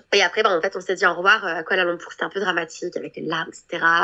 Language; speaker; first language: French; native; French